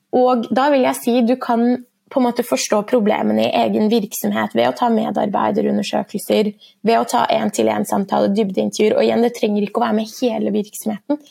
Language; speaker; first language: Norwegian; early bilingual, other home language; Persian